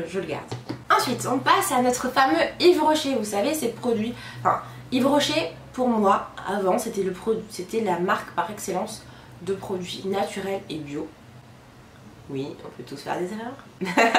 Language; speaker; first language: French; native; French